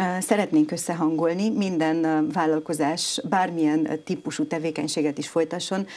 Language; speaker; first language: Hungarian; native; Hungarian